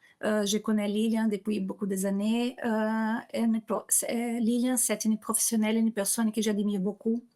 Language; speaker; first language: French; non-native, learner; Portuguese